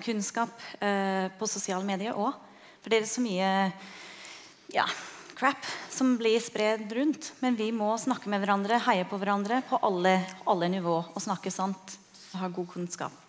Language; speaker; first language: Norwegian; non-native, fluent; English